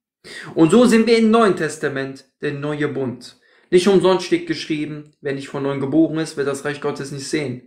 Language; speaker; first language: German; native; German